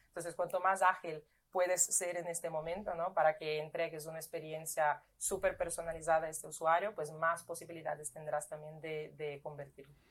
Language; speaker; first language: Spanish; non-native, fluent; Portuguese